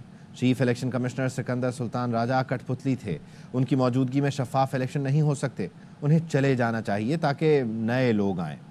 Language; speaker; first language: Urdu; native; Urdu